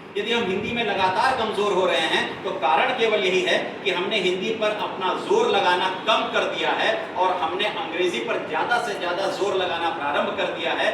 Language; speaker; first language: Hindi; non-native, local second language; Kannada